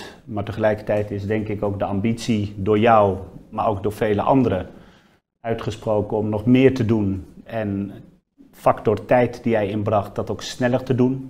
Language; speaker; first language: Dutch; native; Dutch